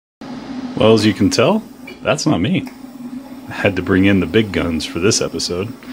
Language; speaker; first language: English; native; English